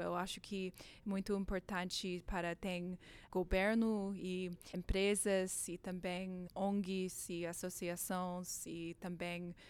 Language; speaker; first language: Portuguese; non-native, learner; English